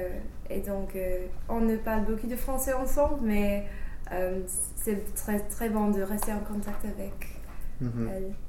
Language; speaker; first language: French; non-native, fluent; English